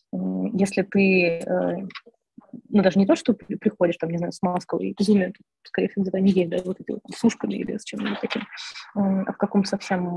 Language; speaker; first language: Russian; native; Russian